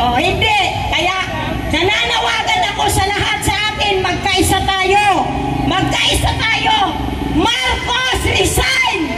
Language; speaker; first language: Filipino; non-native, local second language; Waray